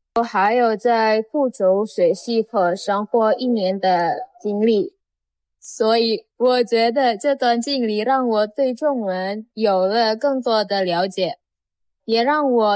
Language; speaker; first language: Chinese; non-native, fluent; Indonesian